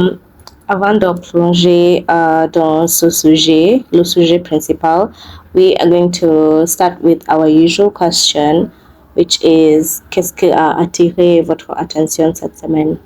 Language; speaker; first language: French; non-native, learner; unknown